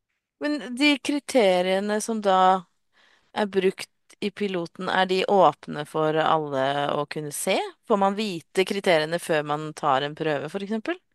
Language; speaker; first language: Norwegian; native; Norwegian